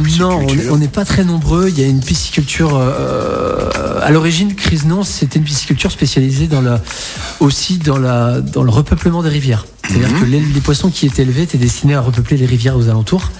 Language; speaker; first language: French; native; French